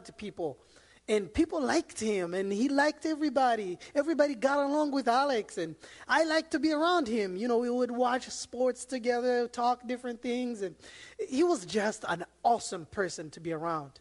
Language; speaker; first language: English; non-native, local second language; Kinyarwanda